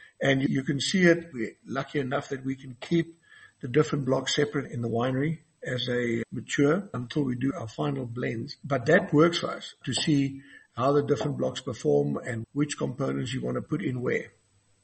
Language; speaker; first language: English; non-native, local second language; Afrikaans